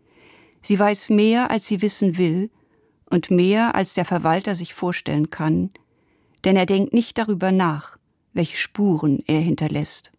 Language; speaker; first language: German; native; German